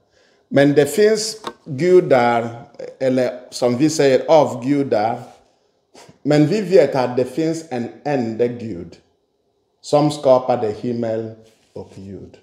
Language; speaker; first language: Swedish; non-native, fluent; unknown